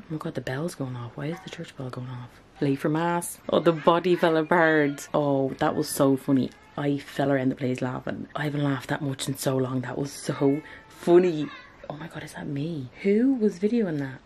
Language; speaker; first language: English; native; English